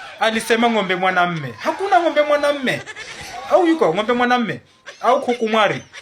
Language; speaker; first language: Swahili; native; Swahili